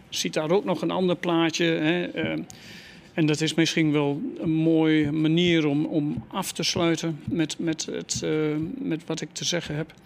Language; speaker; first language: Dutch; native; Dutch